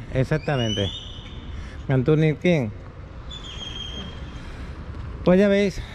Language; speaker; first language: Spanish; native; Spanish